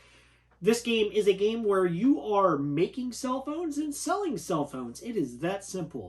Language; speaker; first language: English; native; English